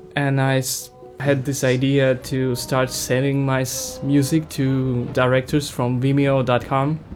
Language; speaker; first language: English; non-native, fluent; Ukrainian